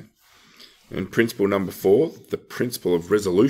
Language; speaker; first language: English; native; English